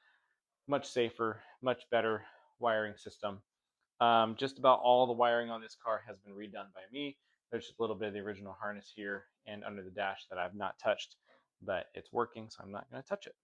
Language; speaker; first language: English; native; English